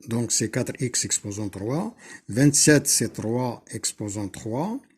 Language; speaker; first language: French; non-native, local second language; Arabic